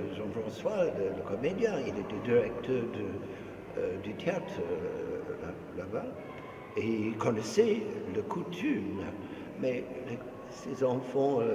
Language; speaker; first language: French; non-native, fluent; English